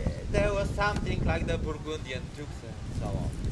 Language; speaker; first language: English; non-native, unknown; Bulgarian